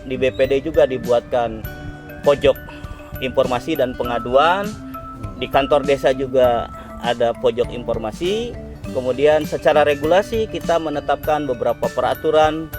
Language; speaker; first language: Indonesian; non-native, local second language; Sundanese